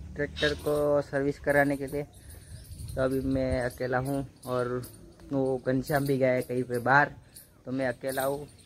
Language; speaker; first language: Hindi; non-native, local second language; Gujarati